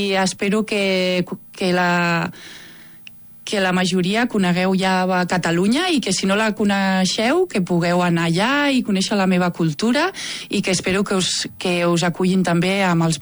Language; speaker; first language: Basque; non-native, local second language; Catalan